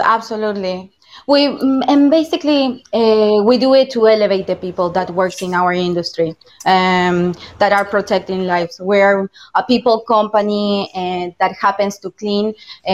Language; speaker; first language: English; non-native, fluent; Spanish